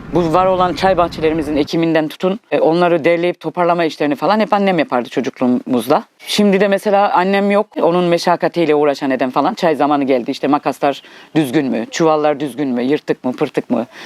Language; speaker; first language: Turkish; native; Turkish